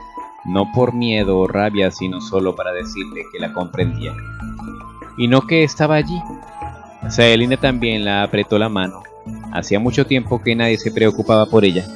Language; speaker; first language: Spanish; native; Spanish